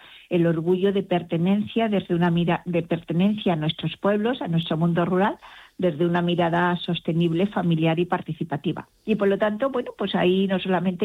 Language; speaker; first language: Spanish; native; Spanish